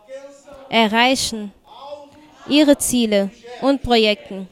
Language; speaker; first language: German; non-native, fluent; Portuguese